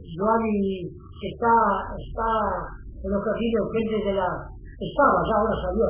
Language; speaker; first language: Spanish; non-native, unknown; Italian